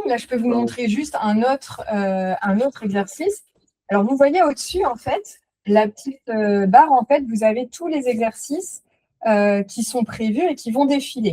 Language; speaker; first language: French; native; French